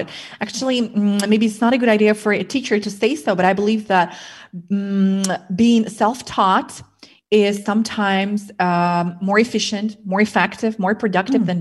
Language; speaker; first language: English; non-native, fluent; Russian